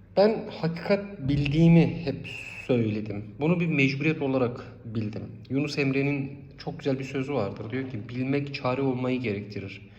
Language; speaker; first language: Turkish; non-native, local second language; Kurdish